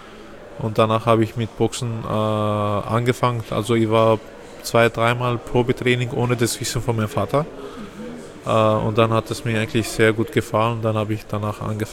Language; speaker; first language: German; non-native, fluent; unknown